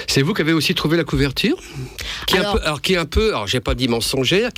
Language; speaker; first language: French; native; French